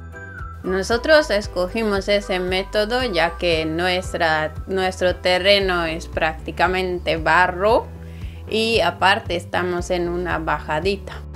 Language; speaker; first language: Spanish; non-native, fluent; Hungarian